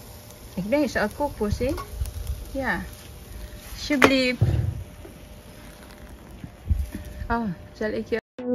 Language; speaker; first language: Dutch; non-native, learner; Filipino